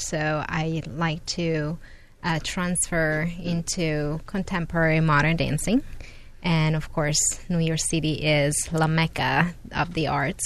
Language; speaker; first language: English; non-native, fluent; Italian